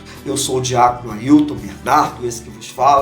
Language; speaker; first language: Portuguese; native; Portuguese